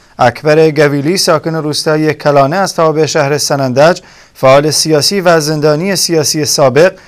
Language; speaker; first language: Persian; non-native, local second language; Kurdish